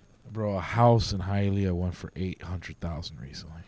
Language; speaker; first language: English; native; English